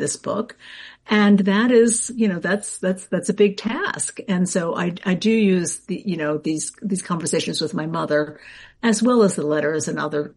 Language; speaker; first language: English; native; English